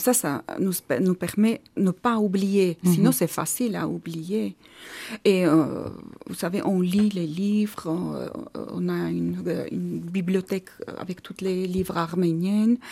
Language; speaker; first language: French; non-native, learner; Armenian